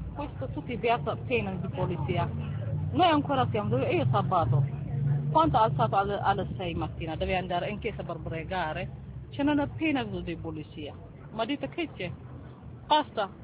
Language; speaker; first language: Italian; non-native, learner; Tigrinya